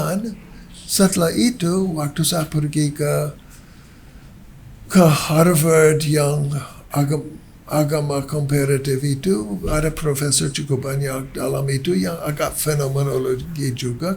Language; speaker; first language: Indonesian; non-native, learner; English